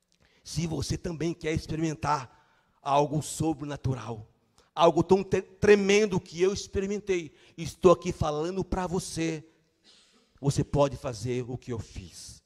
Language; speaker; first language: Portuguese; native; Portuguese